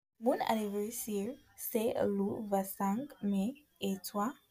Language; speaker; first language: French; non-native, learner; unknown